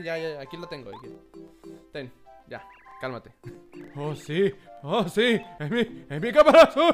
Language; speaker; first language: Spanish; native; Spanish